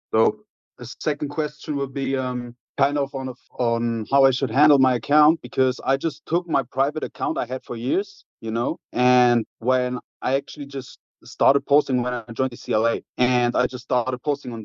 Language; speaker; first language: English; non-native, fluent; German